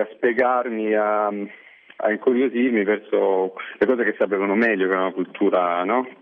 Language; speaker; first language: Italian; early bilingual, other home language; Arabic